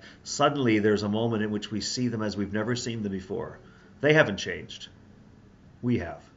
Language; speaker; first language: English; native; English